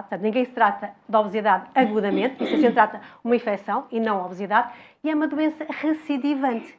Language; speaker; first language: Portuguese; native; Portuguese